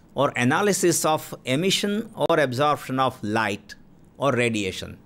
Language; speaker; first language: English; non-native, local second language; Gujarati